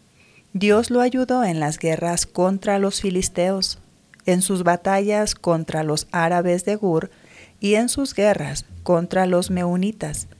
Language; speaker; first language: Spanish; native; Spanish